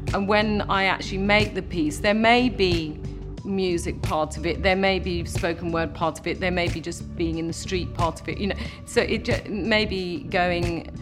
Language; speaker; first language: English; native; English